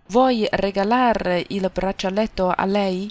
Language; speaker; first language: Italian; non-native, fluent; Chinese